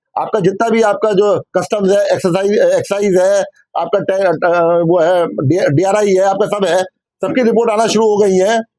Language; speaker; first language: Hindi; non-native, local second language; Bangla